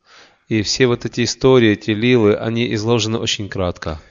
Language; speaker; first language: Russian; native; Russian